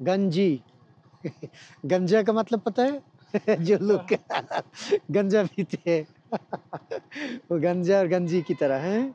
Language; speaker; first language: Hindi; non-native, fluent; Bangla